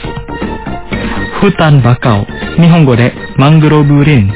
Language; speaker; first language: Japanese; non-native, fluent; Indonesian